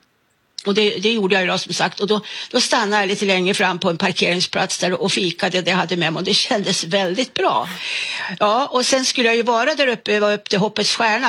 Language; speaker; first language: Swedish; native; Swedish